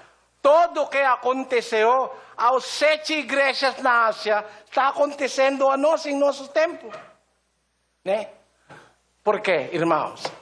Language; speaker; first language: Portuguese; non-native, learner; Filipino